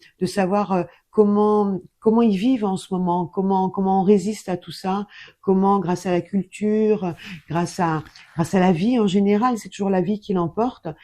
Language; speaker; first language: French; native; French